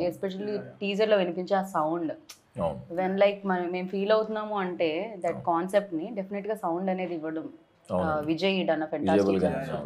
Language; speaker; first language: Telugu; native; Telugu